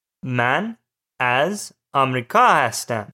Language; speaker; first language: Persian; non-native, learner; English